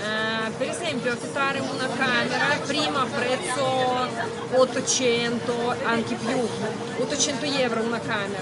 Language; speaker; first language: Italian; non-native, learner; Russian